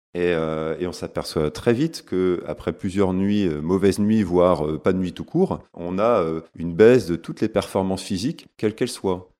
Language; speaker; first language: French; native; French